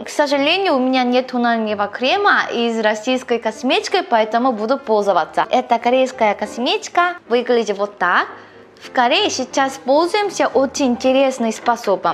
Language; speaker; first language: Russian; non-native, learner; Korean